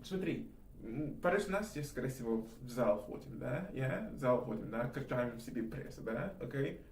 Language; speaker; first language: Russian; non-native, fluent; English